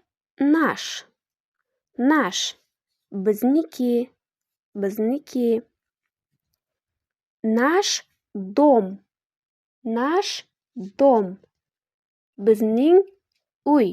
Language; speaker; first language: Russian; non-native, fluent; Uzbek